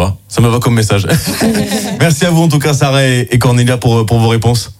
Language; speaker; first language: French; native; French